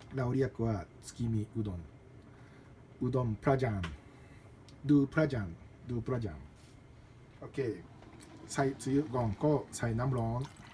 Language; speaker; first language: Thai; non-native, learner; Japanese